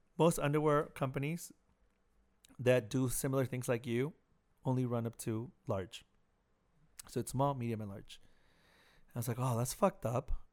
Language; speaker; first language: English; early bilingual, other home language; Spanish